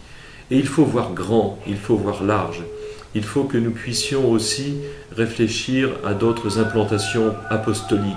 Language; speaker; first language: French; native; French